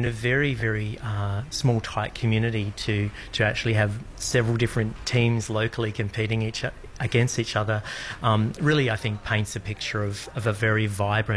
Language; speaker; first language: English; native; English